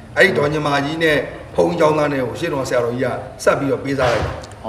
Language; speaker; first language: Burmese; native; Burmese